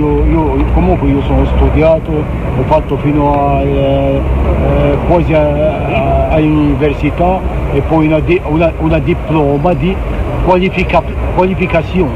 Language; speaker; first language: Italian; non-native, fluent; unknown